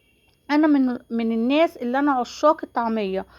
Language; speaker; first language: Arabic; native; Arabic